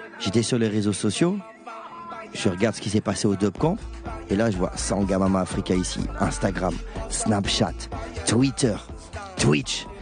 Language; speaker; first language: French; native; French